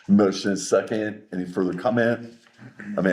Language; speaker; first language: English; native; English